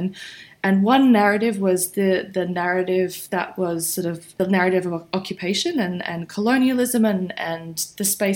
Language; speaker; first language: English; native; English